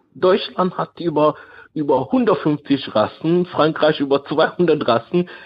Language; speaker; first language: German; non-native, fluent; French